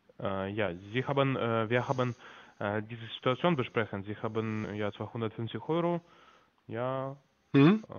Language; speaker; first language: German; non-native, learner; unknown